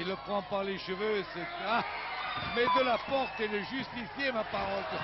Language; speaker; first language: French; native; French